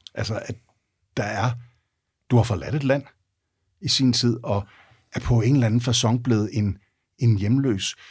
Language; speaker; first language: Danish; native; Danish